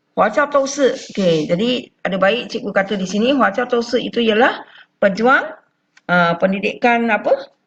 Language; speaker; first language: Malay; non-native, local second language; Chinese